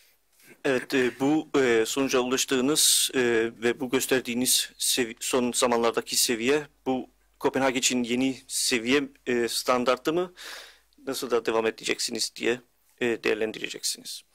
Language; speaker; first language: Turkish; early bilingual, heritage; Turkish